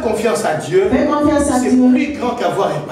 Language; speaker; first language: French; non-native, local second language; Lingala